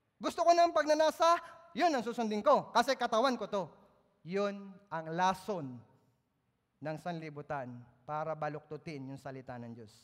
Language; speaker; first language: Filipino; native; Filipino